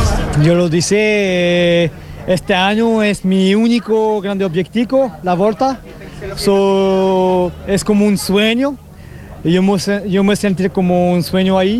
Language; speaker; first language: Spanish; non-native, learner; French